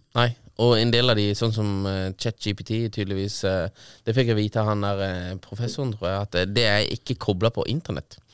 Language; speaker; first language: Norwegian; native; Norwegian